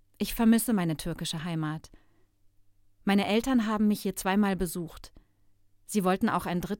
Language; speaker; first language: German; non-native, fluent; Turkish